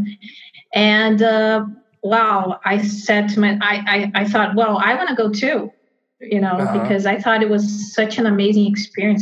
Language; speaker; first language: English; non-native, fluent; Portuguese